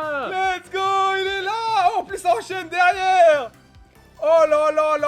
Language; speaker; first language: French; native; French